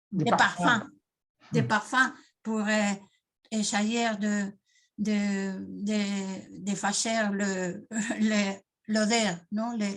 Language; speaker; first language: French; non-native, fluent; Spanish